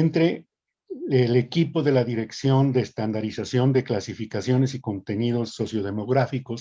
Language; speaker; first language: Spanish; native; Spanish